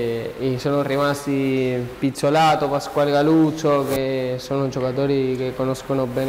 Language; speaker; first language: Italian; non-native, learner; Spanish